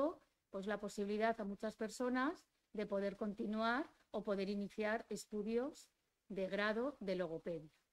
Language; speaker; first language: Spanish; native; Spanish